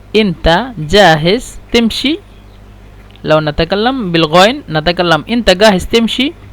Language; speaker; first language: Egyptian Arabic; non-native, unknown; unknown